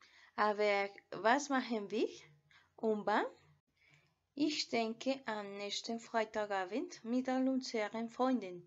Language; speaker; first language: German; non-native, learner; Spanish